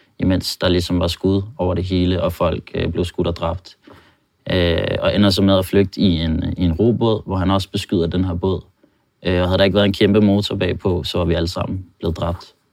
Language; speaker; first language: Danish; non-native, fluent; Norwegian